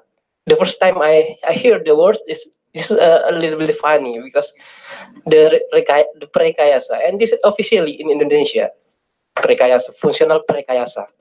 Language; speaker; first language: English; non-native, fluent; Indonesian